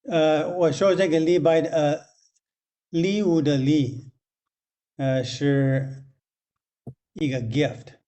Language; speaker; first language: Chinese; non-native, fluent; English